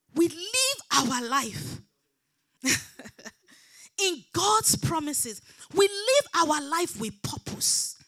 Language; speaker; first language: English; non-native, local second language; Yoruba